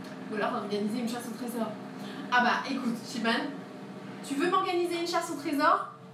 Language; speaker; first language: French; native; French